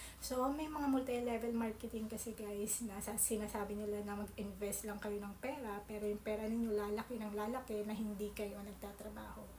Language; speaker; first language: Filipino; native; Filipino